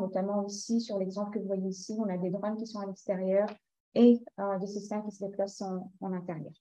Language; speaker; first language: French; native; French